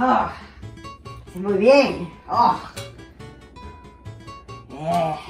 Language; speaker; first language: Spanish; non-native, learner; English